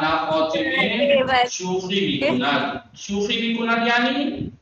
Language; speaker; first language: Persian; non-native, fluent; Urdu